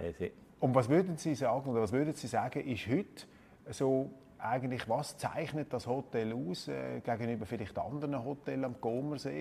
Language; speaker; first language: German; native; German